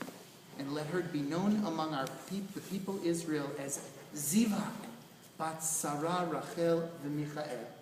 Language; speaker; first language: English; native; English